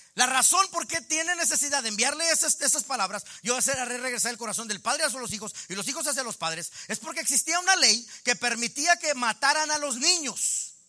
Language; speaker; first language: Spanish; native; Spanish